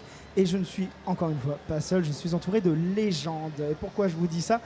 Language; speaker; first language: French; native; French